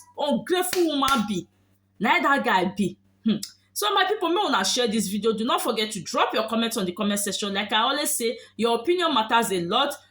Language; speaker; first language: Nigerian Pidgin; native; Nigerian Pidgin